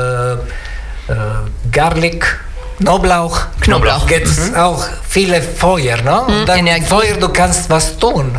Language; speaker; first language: German; non-native, learner; Italian